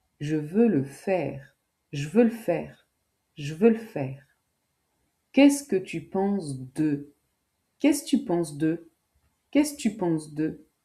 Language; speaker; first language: French; native; French